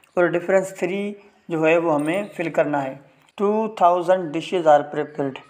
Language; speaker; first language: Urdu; non-native, local second language; Sindhi